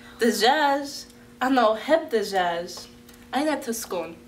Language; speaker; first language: Arabic; non-native, learner; English